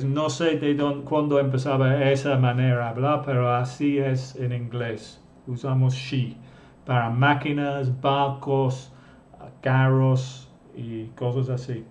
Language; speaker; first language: Spanish; non-native, fluent; English